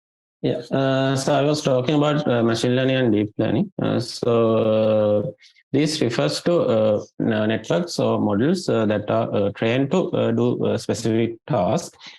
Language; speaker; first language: English; non-native, local second language; Sinhala